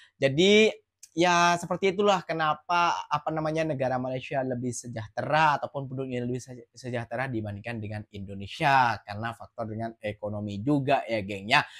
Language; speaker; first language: Indonesian; native; Indonesian